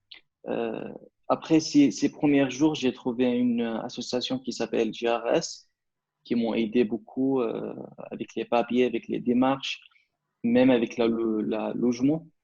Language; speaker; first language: French; non-native, fluent; Arabic